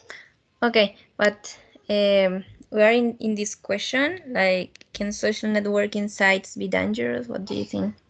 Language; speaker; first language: English; non-native, fluent; Spanish